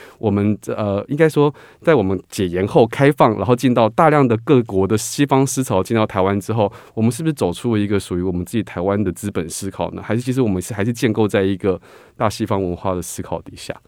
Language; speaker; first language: Chinese; native; Chinese